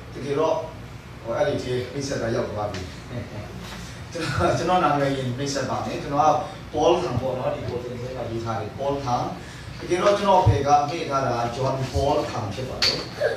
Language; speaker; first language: Burmese; non-native, local second language; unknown